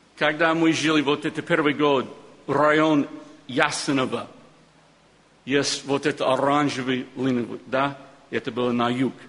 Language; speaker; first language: Russian; non-native, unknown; English